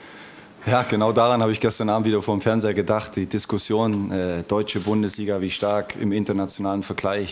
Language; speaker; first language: German; native; German